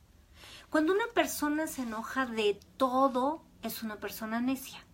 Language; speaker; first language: Spanish; native; Spanish